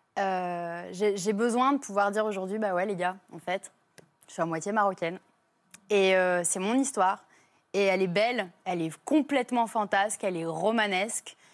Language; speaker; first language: French; native; French